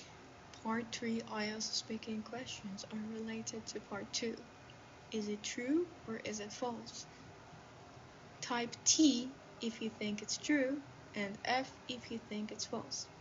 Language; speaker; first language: English; non-native, fluent; Persian